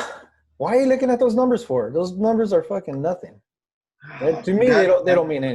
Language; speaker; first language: English; native; English